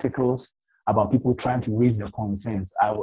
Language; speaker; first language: English; non-native, local second language; Akan